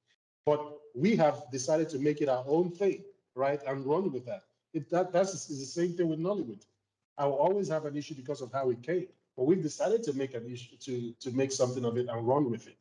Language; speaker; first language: English; non-native, local second language; Igbo